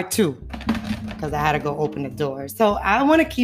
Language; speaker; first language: English; native; English